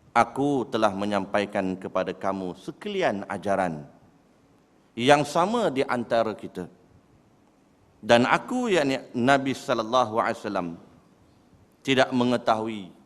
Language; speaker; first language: Malay; native; Malay